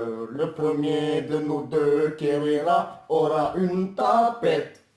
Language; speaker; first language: French; native; French